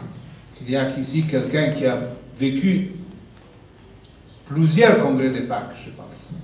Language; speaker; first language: French; non-native, fluent; Italian